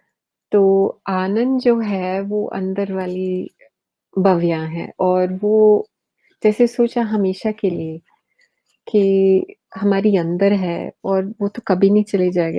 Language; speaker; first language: Hindi; early bilingual, heritage; English